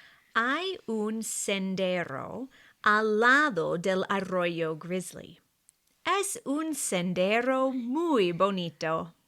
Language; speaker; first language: Spanish; non-native, fluent; English